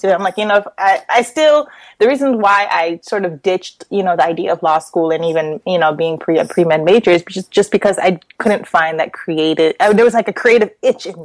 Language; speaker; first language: English; native; English